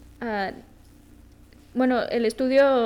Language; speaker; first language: Spanish; early bilingual, heritage; Spanish